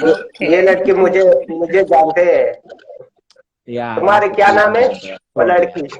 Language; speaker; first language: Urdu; non-native, learner; Pashto